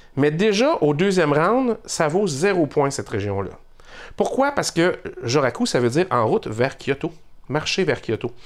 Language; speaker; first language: French; native; French